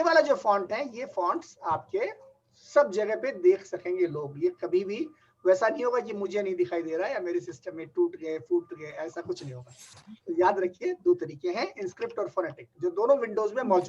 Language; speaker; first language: Hindi; native; Hindi